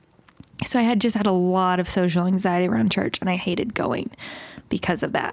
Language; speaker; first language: English; native; English